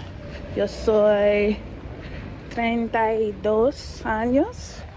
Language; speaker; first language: Spanish; non-native, learner; English